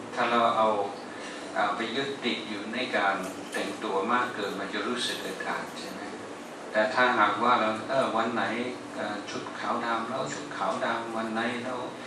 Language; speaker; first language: Thai; non-native, fluent; English